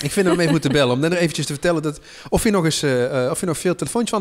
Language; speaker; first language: Dutch; native; Dutch